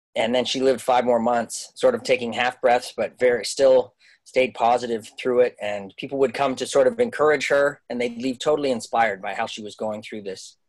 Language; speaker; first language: English; native; English